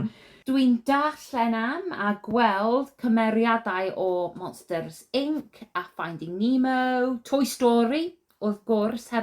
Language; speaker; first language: Welsh; non-native, learner; English